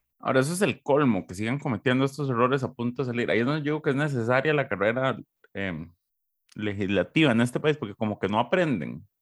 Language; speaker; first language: Spanish; native; Spanish